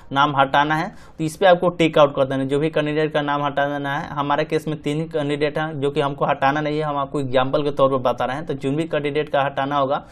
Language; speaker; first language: Hindi; native; Hindi